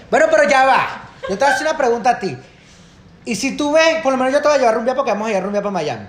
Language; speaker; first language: Spanish; native; Spanish